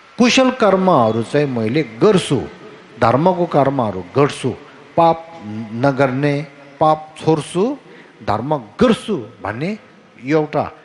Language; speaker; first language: Nepali; non-native, local second language; Tibetan